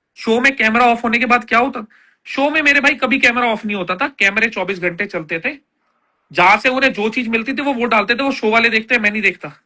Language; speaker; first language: Hindi; native; Hindi